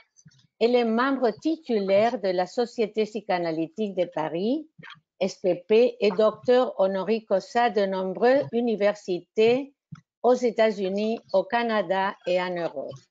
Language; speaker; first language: French; non-native, fluent; Spanish